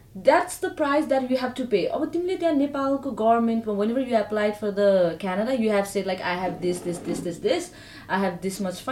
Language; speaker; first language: English; non-native, learner; Nepali